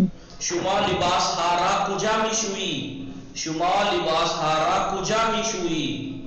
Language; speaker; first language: Persian; non-native, fluent; Urdu